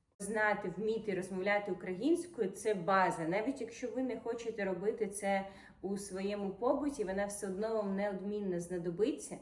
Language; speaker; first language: Ukrainian; non-native, local second language; Russian